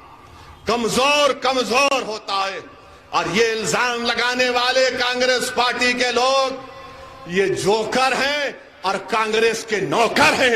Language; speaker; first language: Urdu; native; Urdu